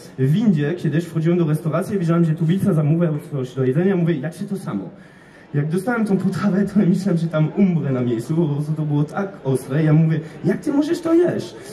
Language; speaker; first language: Polish; non-native, fluent; French